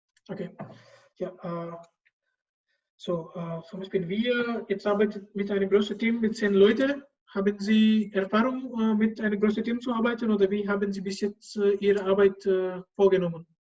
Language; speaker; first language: German; non-native, learner; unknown